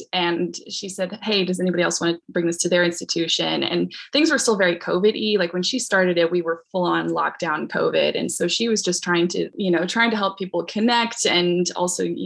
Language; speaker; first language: English; native; English